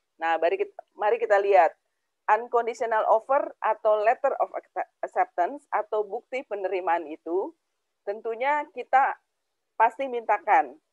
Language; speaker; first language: Indonesian; native; Indonesian